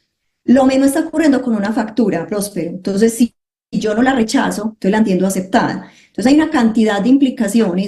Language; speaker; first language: Spanish; native; Spanish